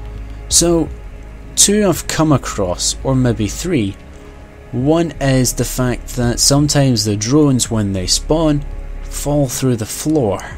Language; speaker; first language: English; native; English